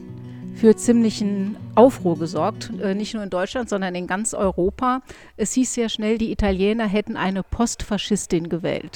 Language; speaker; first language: German; native; German